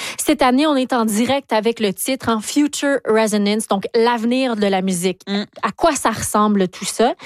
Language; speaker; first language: French; native; French